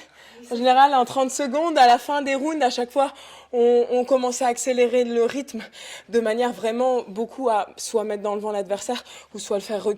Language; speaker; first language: French; native; French